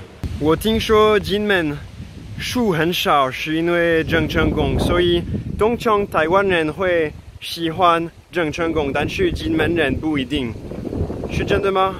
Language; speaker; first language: Chinese; non-native, fluent; French